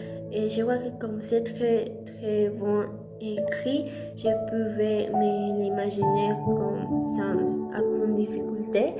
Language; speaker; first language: French; non-native, learner; Spanish